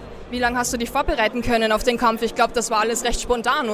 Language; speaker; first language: German; native; German